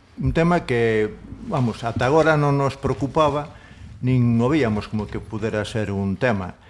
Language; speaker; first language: Galician; non-native, local second language; Spanish